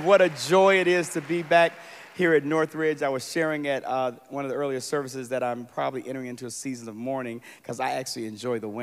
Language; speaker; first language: English; native; English